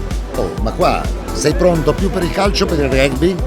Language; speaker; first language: Italian; native; Italian